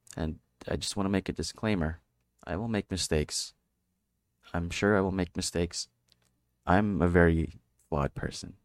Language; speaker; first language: English; non-native, local second language; Filipino